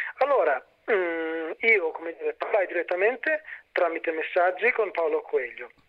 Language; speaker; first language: Italian; native; Italian